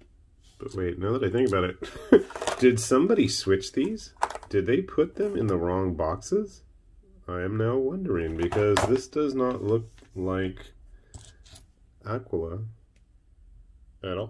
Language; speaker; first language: English; native; English